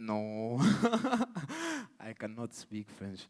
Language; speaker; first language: English; non-native, learner; Arabic